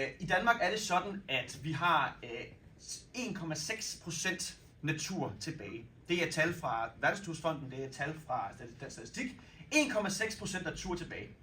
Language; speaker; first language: Danish; native; Danish